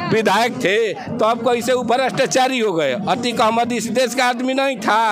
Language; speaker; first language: Hindi; native; Hindi